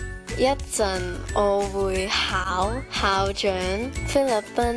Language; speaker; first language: Cantonese; early bilingual, other home language; Filipino